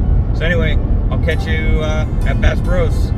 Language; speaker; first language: English; native; English